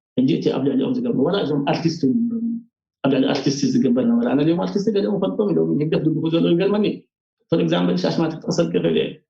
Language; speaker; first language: Tigrinya; early bilingual, heritage; Tigrinya